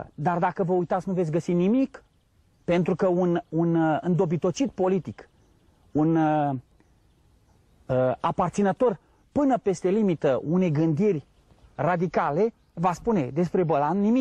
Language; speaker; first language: Romanian; native; Romanian